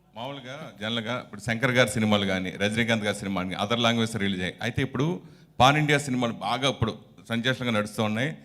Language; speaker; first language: Telugu; native; Telugu